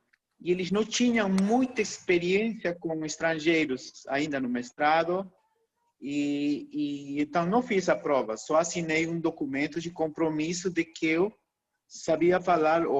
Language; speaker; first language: Portuguese; non-native, fluent; Spanish